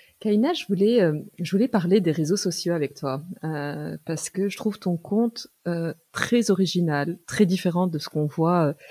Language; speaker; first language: French; native; French